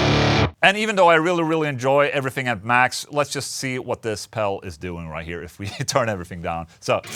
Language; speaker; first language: English; non-native, fluent; Swedish